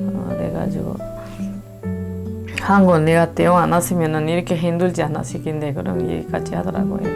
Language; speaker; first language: Korean; non-native, learner; Spanish